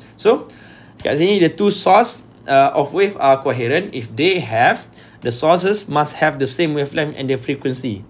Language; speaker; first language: English; non-native, local second language; Malay